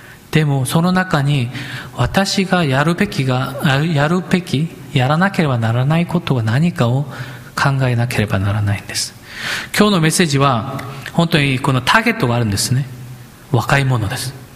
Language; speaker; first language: Japanese; non-native, fluent; Korean